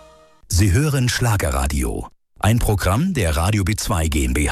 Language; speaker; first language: German; native; German